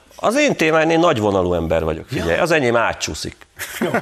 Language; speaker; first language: Hungarian; native; Hungarian